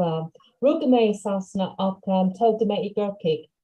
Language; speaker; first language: Irish; non-native, local second language; English